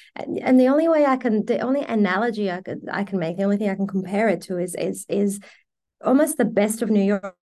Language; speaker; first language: English; early bilingual, other home language; Persian